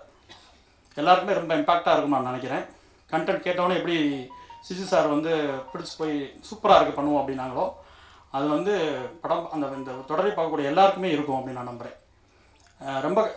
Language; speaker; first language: Tamil; native; Tamil